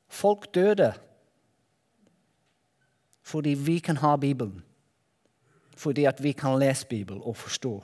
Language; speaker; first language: Norwegian; non-native, learner; Welsh